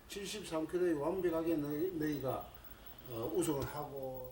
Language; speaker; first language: Korean; early bilingual, heritage; Korean